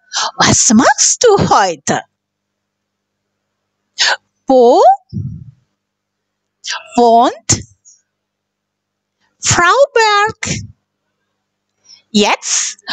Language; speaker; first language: German; non-native, fluent; Indonesian